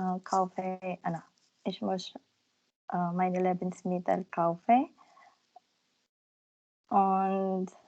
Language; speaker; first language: German; non-native, learner; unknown